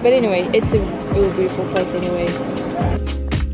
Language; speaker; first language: English; non-native, fluent; French